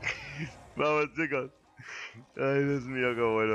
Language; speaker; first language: Spanish; native; Spanish